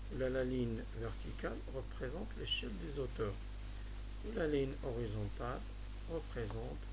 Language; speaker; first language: French; non-native, local second language; Arabic